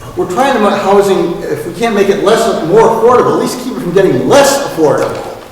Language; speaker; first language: English; native; English